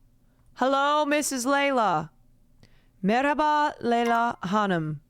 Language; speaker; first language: Turkish; non-native, learner; English